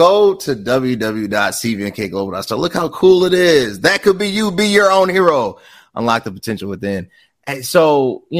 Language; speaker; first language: English; native; English